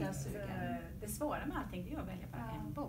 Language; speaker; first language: Swedish; native; Swedish